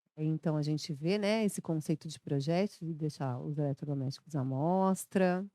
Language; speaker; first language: Portuguese; native; Portuguese